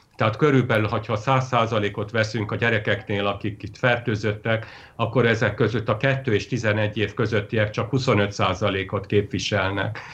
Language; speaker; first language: Hungarian; native; Hungarian